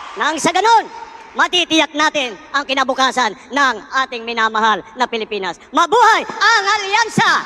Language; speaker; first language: Filipino; native; Filipino